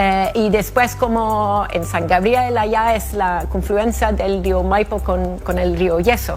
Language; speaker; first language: Spanish; non-native, fluent; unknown